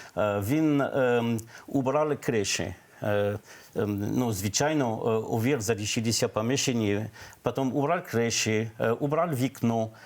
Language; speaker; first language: Ukrainian; non-native, learner; French